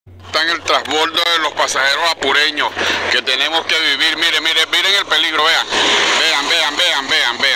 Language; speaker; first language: Spanish; native; Spanish